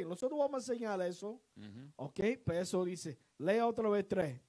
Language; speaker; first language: Spanish; non-native, learner; English